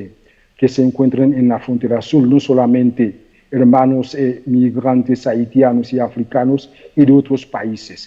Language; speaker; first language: Spanish; non-native, fluent; Haitian Creole